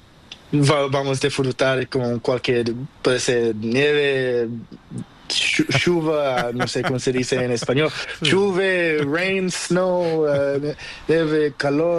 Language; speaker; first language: Spanish; non-native, learner; Portuguese